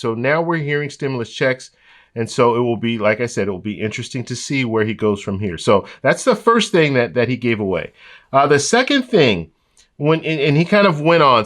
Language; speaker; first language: English; native; English